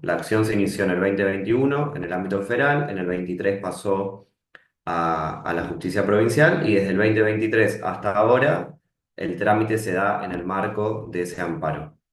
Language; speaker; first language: Spanish; native; Spanish